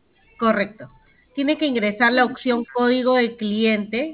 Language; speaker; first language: Spanish; native; Spanish